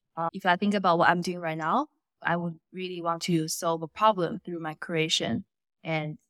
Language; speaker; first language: English; non-native, fluent; Chinese